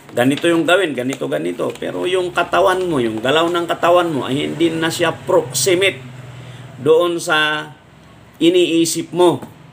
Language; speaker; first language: Filipino; non-native, local second language; Iloko